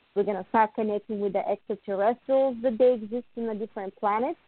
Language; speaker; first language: English; non-native, fluent; Bulgarian